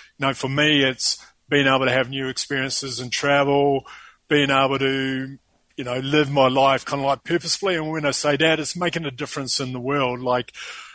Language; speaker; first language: English; native; English